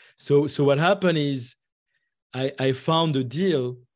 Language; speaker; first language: English; non-native, fluent; French